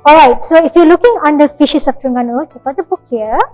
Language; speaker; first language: English; non-native, local second language; Malay